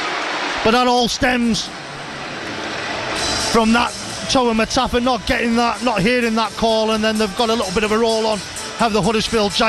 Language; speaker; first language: English; native; English